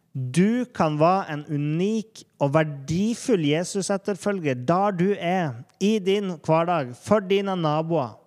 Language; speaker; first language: Norwegian; native; Norwegian